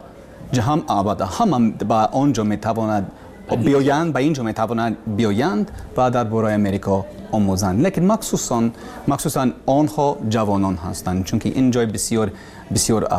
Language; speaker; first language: Persian; non-native, learner; English